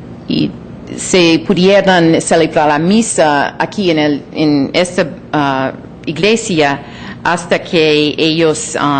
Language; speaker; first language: Spanish; non-native, fluent; English